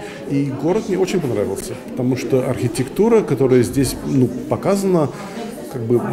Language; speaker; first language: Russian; early bilingual, heritage; English